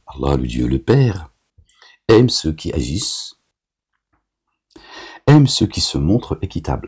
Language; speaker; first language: French; native; French